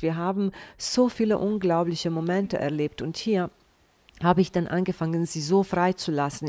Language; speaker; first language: German; non-native, fluent; Bosnian